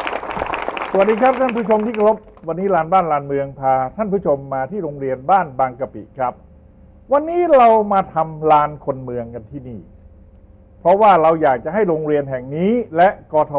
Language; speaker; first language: Thai; native; Thai